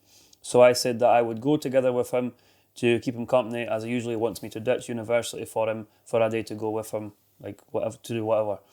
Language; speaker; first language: English; native; English